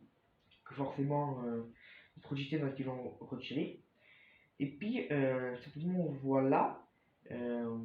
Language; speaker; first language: French; native; French